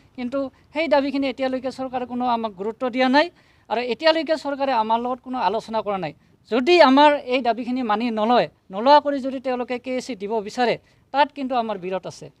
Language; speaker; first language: Assamese; native; Assamese